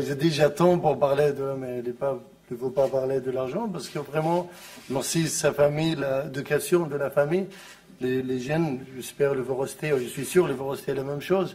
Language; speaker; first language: French; non-native, learner; Arabic